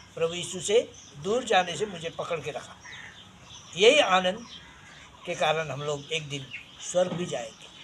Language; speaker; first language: Hindi; non-native, local second language; Nepali